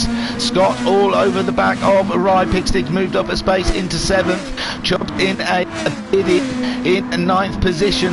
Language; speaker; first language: English; native; English